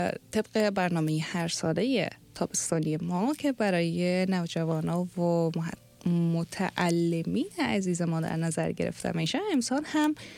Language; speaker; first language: Persian; native; Persian